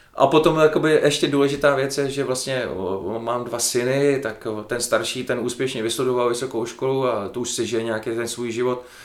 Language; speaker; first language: Czech; native; Czech